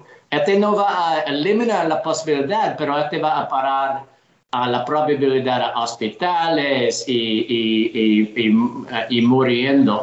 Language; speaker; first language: Spanish; non-native, learner; English